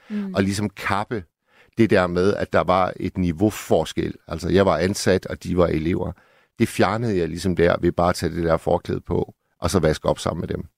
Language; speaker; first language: Danish; native; Danish